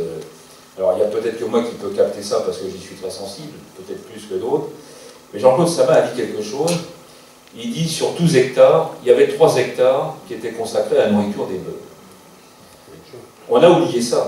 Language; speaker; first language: French; native; French